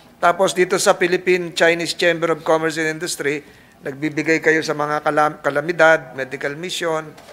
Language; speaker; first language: Filipino; native; Filipino